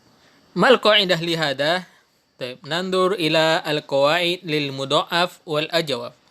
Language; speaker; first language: Arabic; non-native, fluent; Indonesian